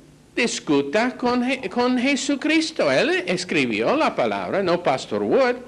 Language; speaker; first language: Spanish; non-native, fluent; English